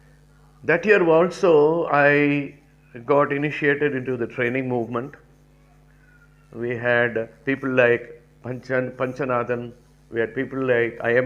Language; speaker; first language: English; non-native, local second language; Tamil